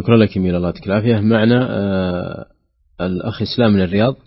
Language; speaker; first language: Arabic; native; Arabic